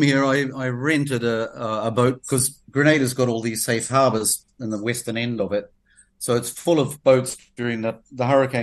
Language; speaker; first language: English; native; English